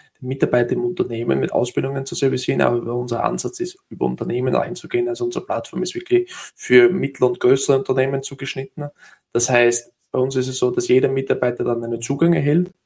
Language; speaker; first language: German; native; German